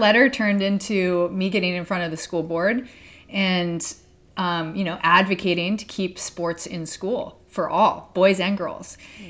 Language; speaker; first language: English; native; English